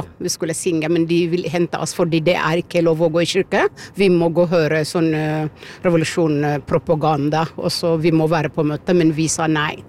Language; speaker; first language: Norwegian; non-native, learner; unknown